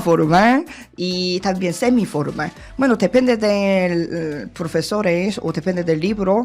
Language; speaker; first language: Spanish; non-native, learner; Korean